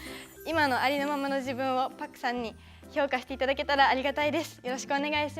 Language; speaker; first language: Japanese; native; Japanese